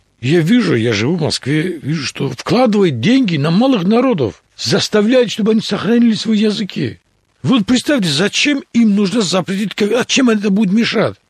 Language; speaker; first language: Russian; non-native, local second language; Talysh